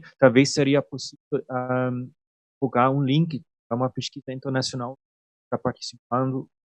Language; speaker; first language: Portuguese; non-native, fluent; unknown